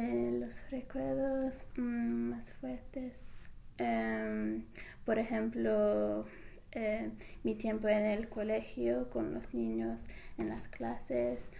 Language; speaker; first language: Spanish; non-native, fluent; English